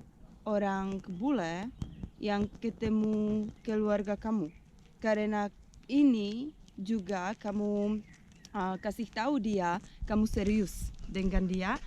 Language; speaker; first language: Indonesian; non-native, learner; Czech